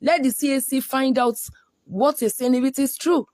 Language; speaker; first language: English; non-native, local second language; Yoruba